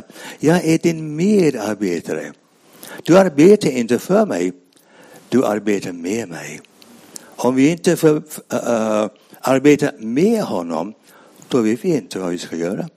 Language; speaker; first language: Swedish; non-native, fluent; English